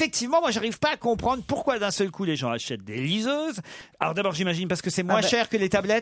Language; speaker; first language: French; native; French